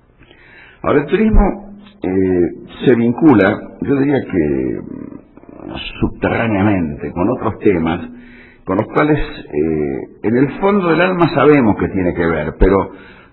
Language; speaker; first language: Spanish; native; Spanish